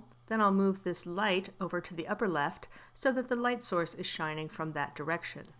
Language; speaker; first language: English; native; English